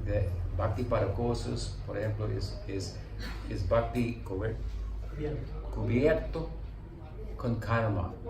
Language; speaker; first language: Spanish; non-native, learner; English